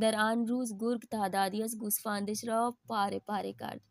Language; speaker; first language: Persian; non-native, fluent; Urdu